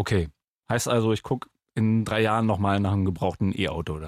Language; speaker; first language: German; native; German